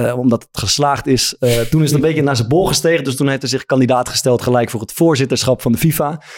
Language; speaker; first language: Dutch; native; Dutch